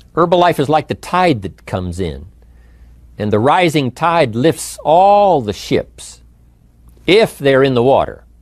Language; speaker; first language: English; native; English